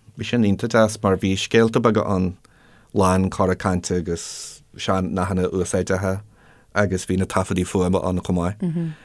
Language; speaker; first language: Irish; non-native, local second language; English